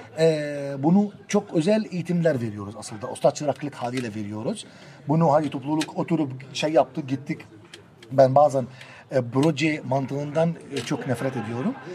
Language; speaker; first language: Turkish; non-native, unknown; Arabic